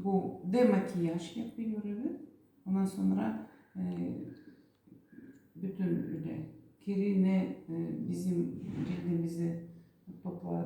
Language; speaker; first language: Turkish; non-native, learner; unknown